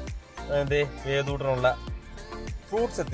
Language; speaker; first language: Malayalam; native; Malayalam